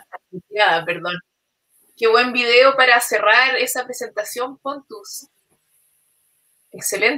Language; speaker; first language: Spanish; native; Spanish